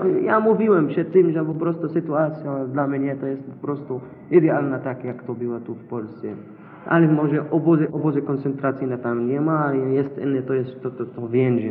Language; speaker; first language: Polish; non-native, learner; Arabic